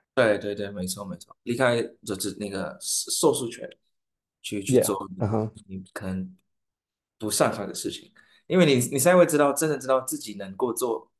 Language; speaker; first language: Chinese; non-native, fluent; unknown